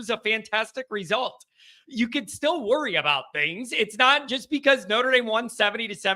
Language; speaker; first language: English; native; English